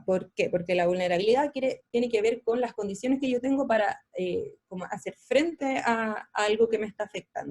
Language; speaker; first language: Spanish; native; Spanish